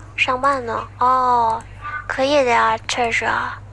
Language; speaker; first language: Chinese; non-native, fluent; Vietnamese